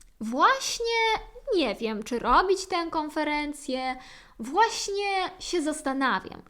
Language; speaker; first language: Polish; non-native, fluent; Ukrainian